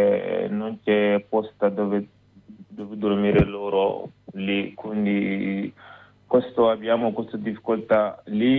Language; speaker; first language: Italian; non-native, learner; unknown